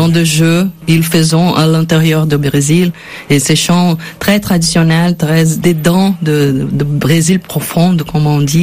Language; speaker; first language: French; non-native, learner; Portuguese